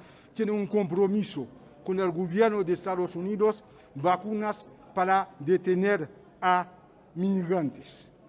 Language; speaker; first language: Spanish; non-native, fluent; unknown